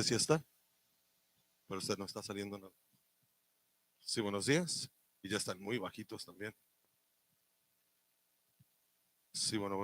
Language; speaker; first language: Spanish; native; Spanish